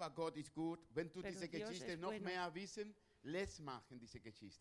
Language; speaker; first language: German; non-native, learner; Spanish